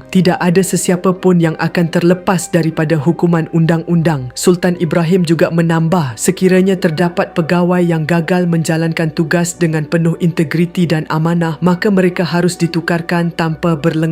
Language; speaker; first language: Malay; native; Malay